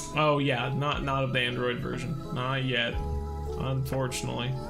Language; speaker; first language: English; native; English